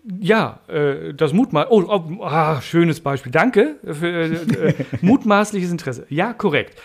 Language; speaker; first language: German; native; German